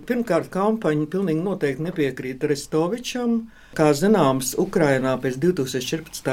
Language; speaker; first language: Latvian; native; Latvian